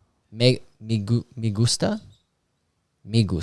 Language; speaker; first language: Spanish; non-native, learner; English